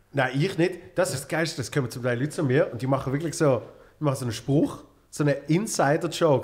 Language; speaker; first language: German; native; German